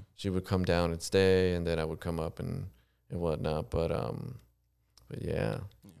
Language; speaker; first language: English; early bilingual, other home language; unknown